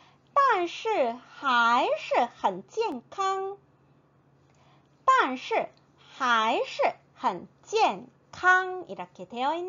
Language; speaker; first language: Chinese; non-native, fluent; Korean